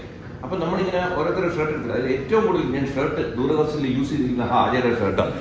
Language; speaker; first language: Malayalam; native; Malayalam